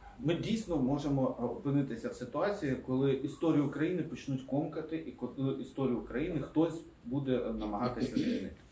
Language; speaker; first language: Ukrainian; non-native, local second language; Russian